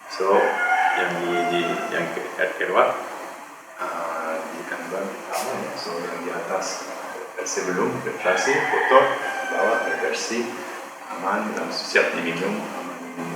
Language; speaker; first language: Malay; non-native, learner; Dutch